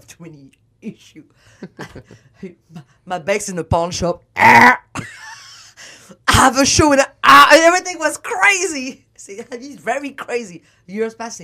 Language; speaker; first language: English; non-native, learner; French